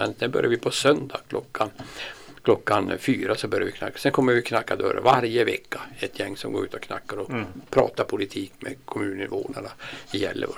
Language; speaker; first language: Swedish; native; Swedish